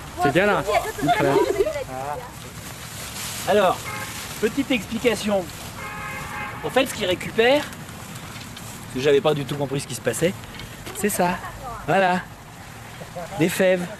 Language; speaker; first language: French; native; French